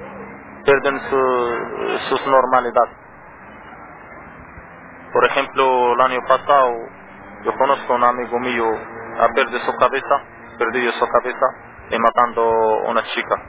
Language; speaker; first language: Spanish; non-native, learner; Arabic